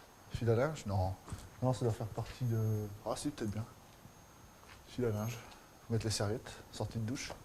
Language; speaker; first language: French; native; French